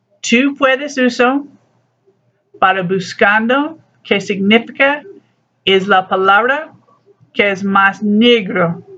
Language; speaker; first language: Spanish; non-native, learner; English